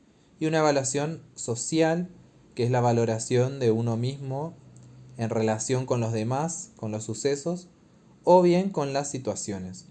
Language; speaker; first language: Spanish; native; Spanish